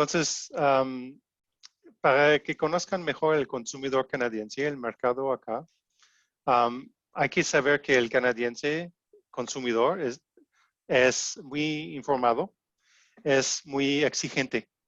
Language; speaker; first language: Spanish; non-native, fluent; French